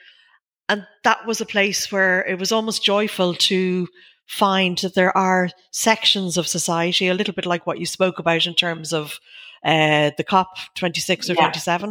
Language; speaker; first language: English; native; English